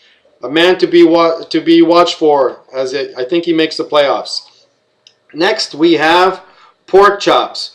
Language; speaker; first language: English; native; English